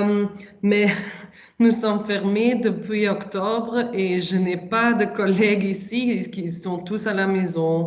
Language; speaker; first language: French; non-native, local second language; Dutch